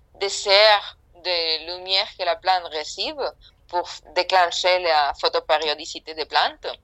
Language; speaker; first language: French; non-native, fluent; Spanish